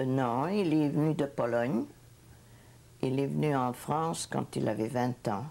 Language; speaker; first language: French; non-native, fluent; Hungarian